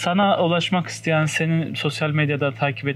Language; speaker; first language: Turkish; native; Turkish